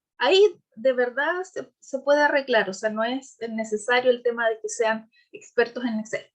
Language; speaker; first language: Spanish; native; Spanish